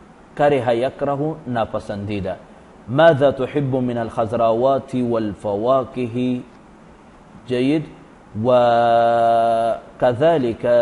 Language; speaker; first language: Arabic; non-native, fluent; Urdu